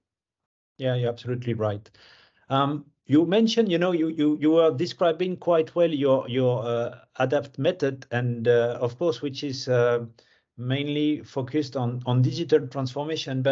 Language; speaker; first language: English; non-native, fluent; French